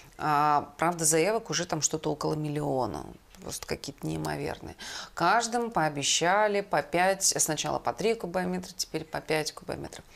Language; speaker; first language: Russian; native; Russian